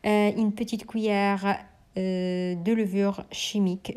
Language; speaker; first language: French; non-native, local second language; Arabic